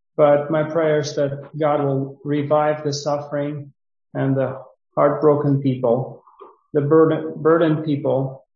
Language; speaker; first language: English; non-native, fluent; Ukrainian